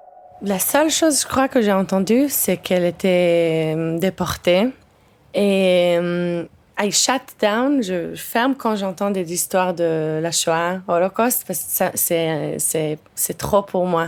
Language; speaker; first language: French; early bilingual, heritage; Hebrew